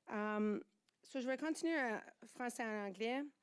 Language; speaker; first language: French; non-native, fluent; English